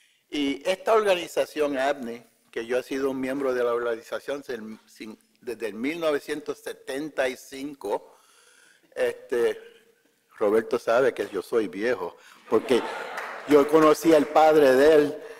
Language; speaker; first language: Spanish; early bilingual, heritage; Spanish